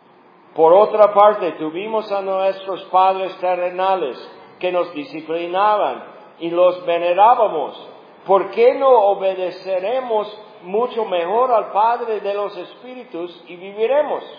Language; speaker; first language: Spanish; non-native, fluent; English